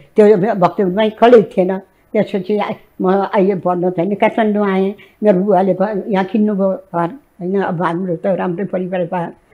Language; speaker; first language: Nepali; native; Nepali